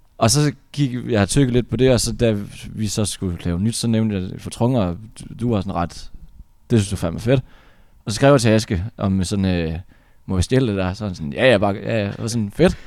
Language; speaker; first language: Danish; native; Danish